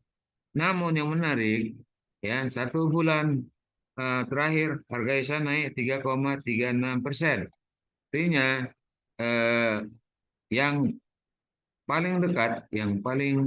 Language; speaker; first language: Indonesian; native; Indonesian